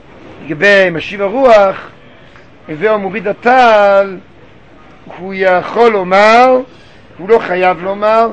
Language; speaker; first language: Hebrew; native; Hebrew